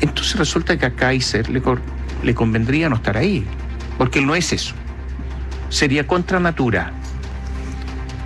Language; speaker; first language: Spanish; native; Spanish